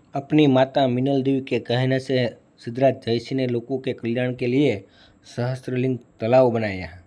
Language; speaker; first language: Hindi; non-native, local second language; Gujarati